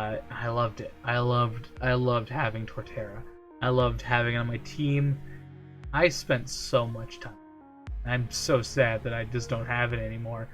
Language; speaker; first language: English; native; English